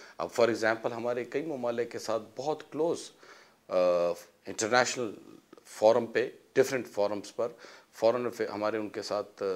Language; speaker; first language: Urdu; non-native, local second language; Pashto